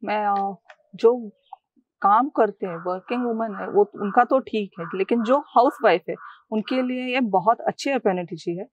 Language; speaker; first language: Hindi; non-native, local second language; Marathi